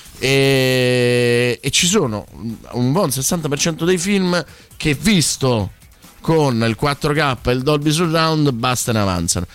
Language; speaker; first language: Italian; native; Italian